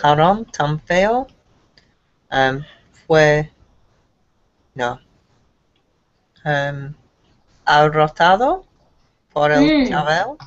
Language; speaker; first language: Spanish; non-native, learner; English